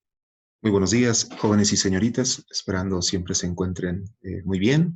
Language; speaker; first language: Spanish; native; Spanish